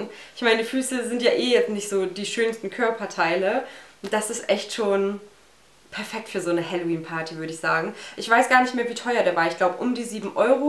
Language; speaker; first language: German; native; German